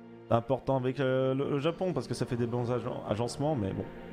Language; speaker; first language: French; native; French